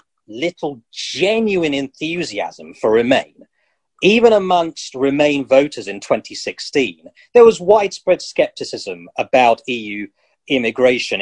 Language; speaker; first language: English; native; English